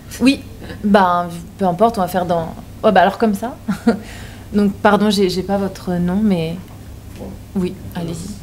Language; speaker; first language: French; native; French